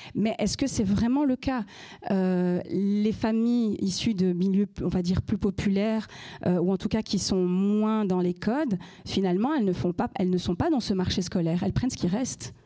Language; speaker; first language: French; native; French